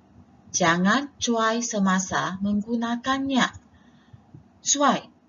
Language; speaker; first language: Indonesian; non-native, local second language; Chinese